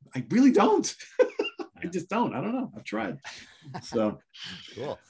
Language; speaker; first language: English; native; English